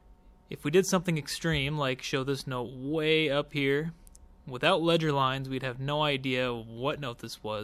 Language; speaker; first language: English; native; English